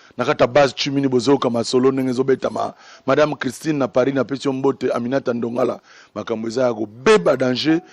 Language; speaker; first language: Lingala; native; Lingala